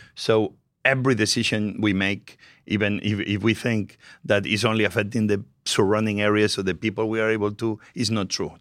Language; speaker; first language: English; non-native, fluent; Spanish